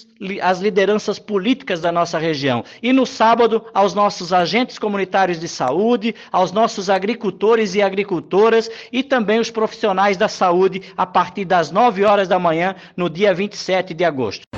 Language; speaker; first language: Portuguese; native; Portuguese